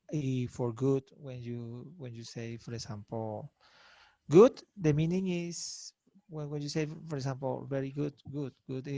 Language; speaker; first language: English; non-native, learner; Spanish